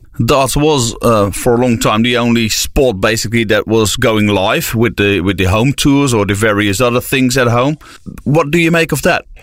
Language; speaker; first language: English; non-native, fluent; Dutch